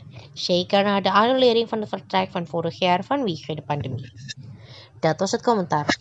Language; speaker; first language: Dutch; non-native, fluent; Indonesian